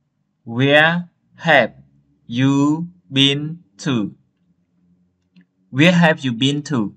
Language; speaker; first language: English; non-native, learner; Khmer